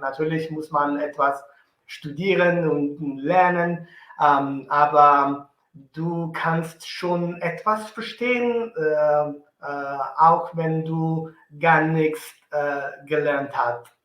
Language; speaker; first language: German; non-native, fluent; Italian